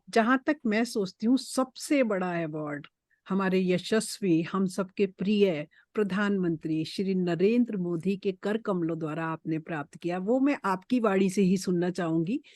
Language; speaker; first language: Hindi; native; Hindi